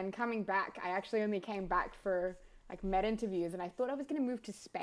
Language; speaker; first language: English; native; English